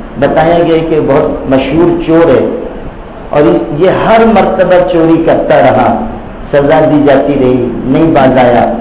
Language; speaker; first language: Urdu; native; Urdu